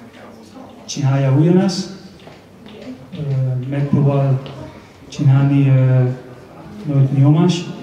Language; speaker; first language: Hungarian; non-native, learner; Spanish